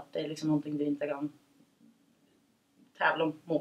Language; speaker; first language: Swedish; early bilingual, other home language; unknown